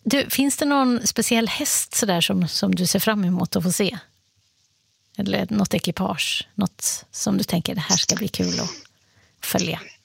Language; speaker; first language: Swedish; native; Swedish